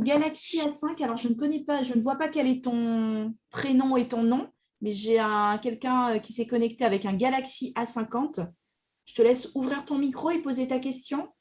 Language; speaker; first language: French; native; French